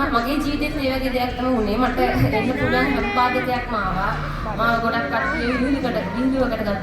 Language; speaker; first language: Sinhala; non-native, local second language; Tamil